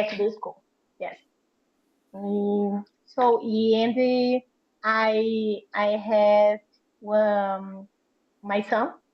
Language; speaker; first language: English; non-native, learner; Portuguese